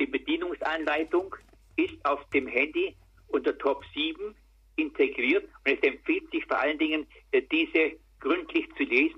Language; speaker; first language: German; native; German